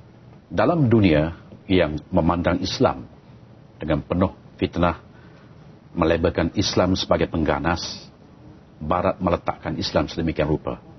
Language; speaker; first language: Malay; native; Malay